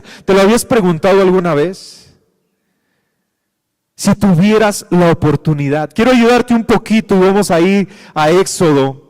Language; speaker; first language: Spanish; native; Spanish